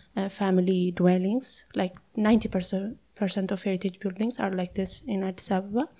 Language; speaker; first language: English; non-native, fluent; Amharic